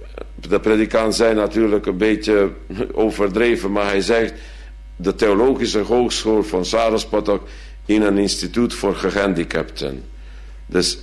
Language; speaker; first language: Dutch; non-native, fluent; Hungarian